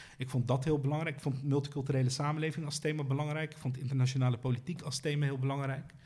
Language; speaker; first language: Dutch; early bilingual, other home language; Arabic